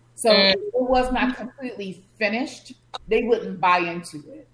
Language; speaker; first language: English; native; English